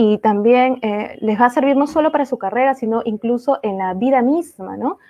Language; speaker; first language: Spanish; native; Spanish